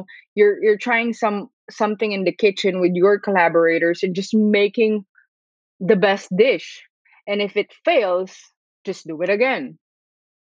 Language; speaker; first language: English; non-native, local second language; Filipino